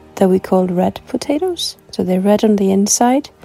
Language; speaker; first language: English; non-native, fluent; Icelandic